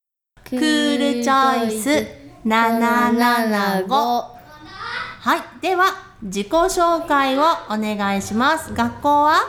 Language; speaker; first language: Japanese; native; Japanese